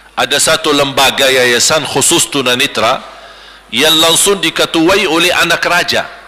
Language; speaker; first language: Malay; non-native, fluent; Arabic